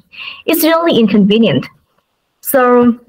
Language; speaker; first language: English; non-native, learner; Vietnamese